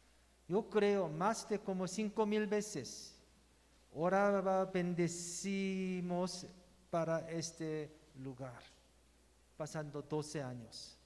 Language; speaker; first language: Spanish; non-native, learner; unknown